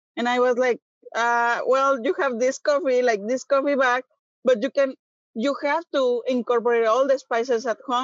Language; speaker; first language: English; non-native, fluent; Spanish